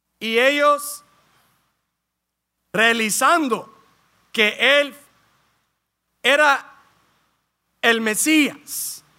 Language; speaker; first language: Spanish; early bilingual, heritage; Spanish